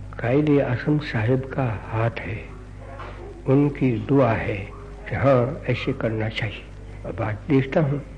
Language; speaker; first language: Hindi; non-native, local second language; Gujarati